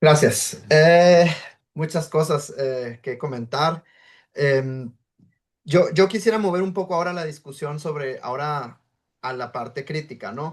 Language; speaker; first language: Spanish; native; Spanish